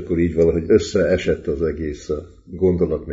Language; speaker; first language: Hungarian; early bilingual, heritage; Hungarian